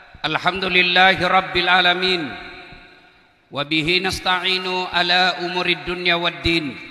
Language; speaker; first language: Indonesian; non-native, local second language; Buginese